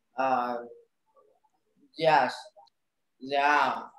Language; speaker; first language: English; non-native, learner; Vietnamese